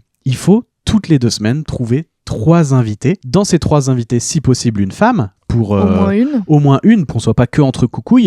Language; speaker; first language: French; native; French